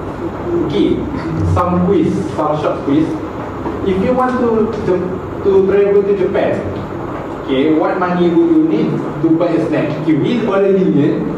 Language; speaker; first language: English; non-native, fluent; Malay